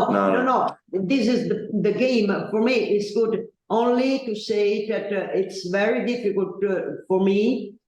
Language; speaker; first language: English; non-native, learner; Italian